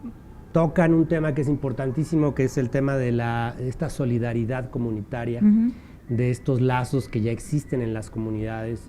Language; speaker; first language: Spanish; native; Spanish